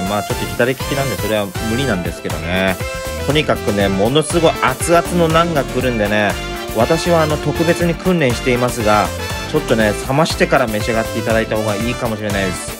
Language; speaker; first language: Japanese; native; Japanese